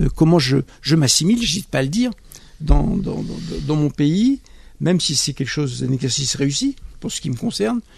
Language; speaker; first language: French; native; French